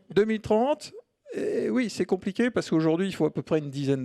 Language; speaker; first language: French; native; French